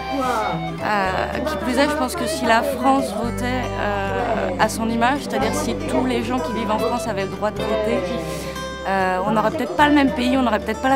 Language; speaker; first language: French; native; French